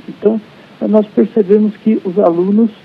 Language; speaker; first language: Portuguese; native; Portuguese